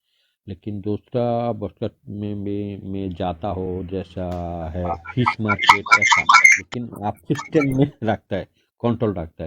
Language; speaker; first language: Hindi; non-native, local second language; Bangla